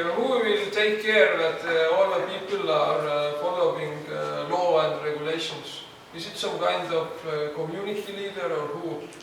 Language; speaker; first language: English; non-native, learner; Estonian